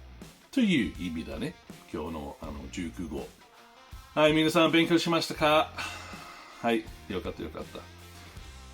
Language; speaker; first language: Japanese; non-native, fluent; English